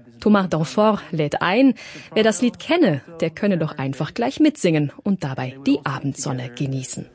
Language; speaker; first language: German; native; German